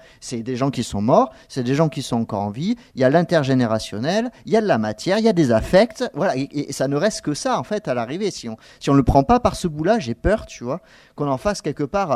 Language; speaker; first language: French; native; French